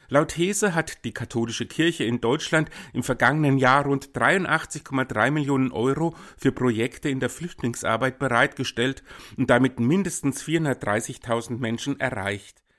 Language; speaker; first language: German; native; German